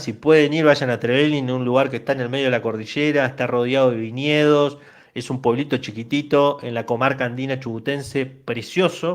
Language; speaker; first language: Spanish; native; Spanish